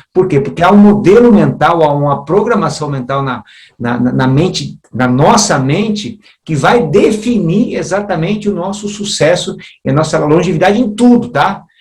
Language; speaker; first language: Portuguese; early bilingual, other home language; Spanish